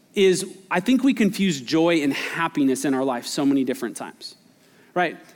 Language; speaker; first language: English; native; English